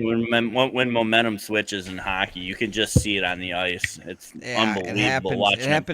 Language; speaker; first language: English; native; English